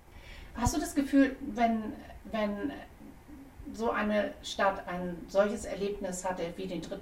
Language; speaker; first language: German; native; German